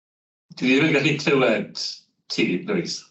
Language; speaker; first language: Welsh; non-native, fluent; English